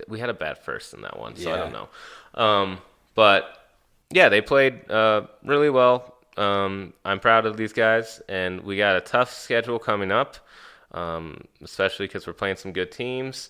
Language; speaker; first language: English; native; English